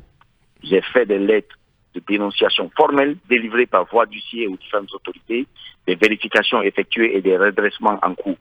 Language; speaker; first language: French; non-native, local second language; Fula